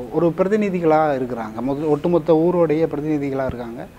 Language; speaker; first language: Tamil; native; Tamil